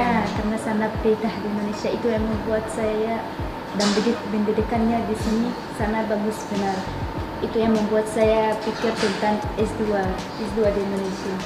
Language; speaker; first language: Indonesian; non-native, learner; Arabic